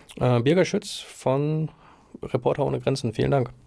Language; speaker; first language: German; native; German